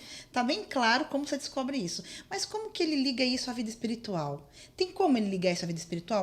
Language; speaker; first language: Portuguese; native; Portuguese